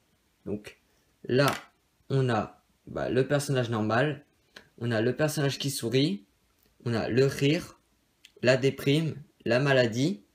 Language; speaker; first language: French; native; French